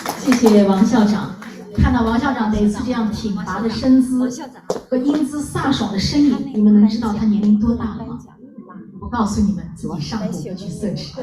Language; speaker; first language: Chinese; native; Chinese